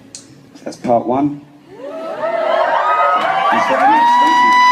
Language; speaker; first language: English; native; English